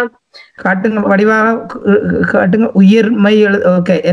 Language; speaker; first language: Tamil; native; Tamil